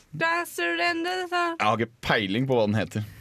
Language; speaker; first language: Norwegian; native; Norwegian